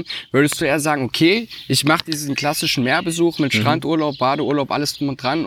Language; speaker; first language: German; native; German